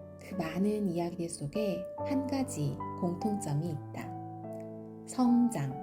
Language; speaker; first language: Korean; native; Korean